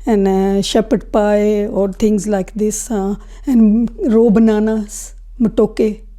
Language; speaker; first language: English; non-native, local second language; Punjabi